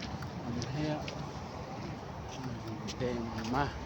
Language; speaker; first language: English; non-native, learner; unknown